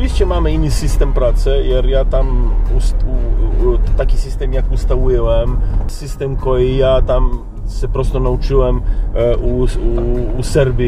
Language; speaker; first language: Polish; non-native, learner; Serbian